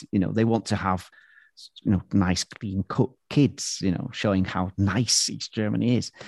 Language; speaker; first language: English; native; English